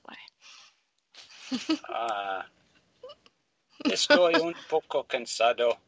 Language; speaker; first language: Spanish; non-native, learner; English